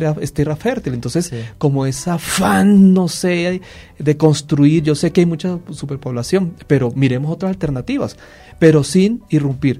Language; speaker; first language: Spanish; native; Spanish